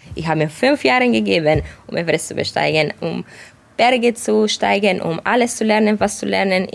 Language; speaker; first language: German; non-native, fluent; Romanian